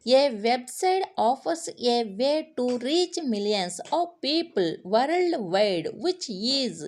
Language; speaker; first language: English; non-native, local second language; Telugu